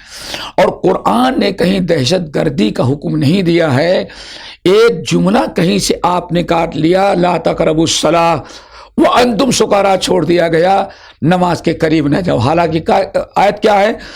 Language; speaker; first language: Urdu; native; Urdu